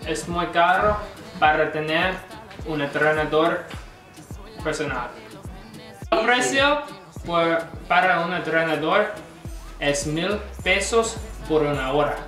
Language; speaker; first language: Spanish; non-native, learner; English